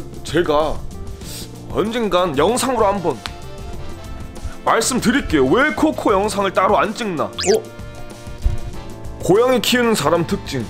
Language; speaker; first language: Korean; early bilingual, heritage; Korean